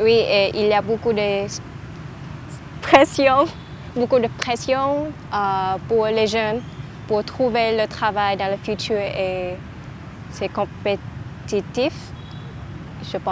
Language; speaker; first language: French; non-native, learner; Vietnamese